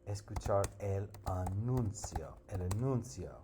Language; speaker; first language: Spanish; non-native, learner; English